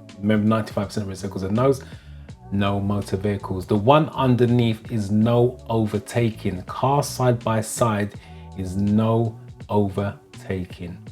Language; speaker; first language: English; native; English